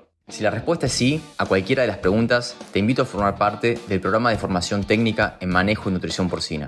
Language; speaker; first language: Spanish; native; Spanish